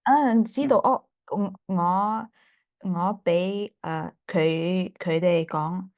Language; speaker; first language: Cantonese; non-native, learner; English